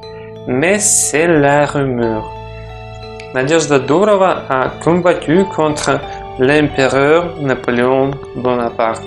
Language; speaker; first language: French; non-native, fluent; Russian